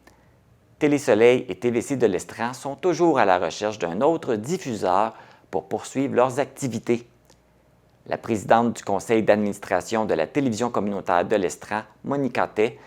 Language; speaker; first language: French; native; French